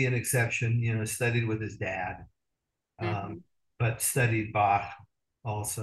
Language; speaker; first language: English; native; English